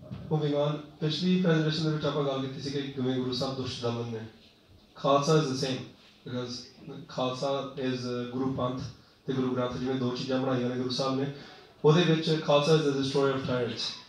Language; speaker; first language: Punjabi; early bilingual, heritage; Punjabi